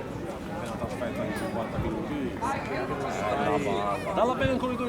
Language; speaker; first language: Italian; native; Italian